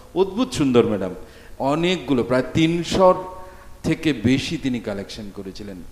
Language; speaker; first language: Bangla; native; Bangla